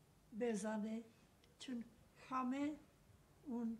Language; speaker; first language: Persian; early bilingual, other home language; Polish